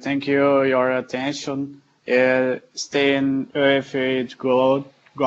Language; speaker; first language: English; non-native, learner; Portuguese